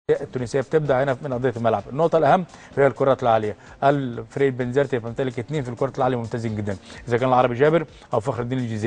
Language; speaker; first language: Arabic; native; Arabic